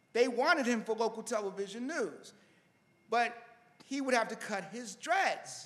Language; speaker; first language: English; native; English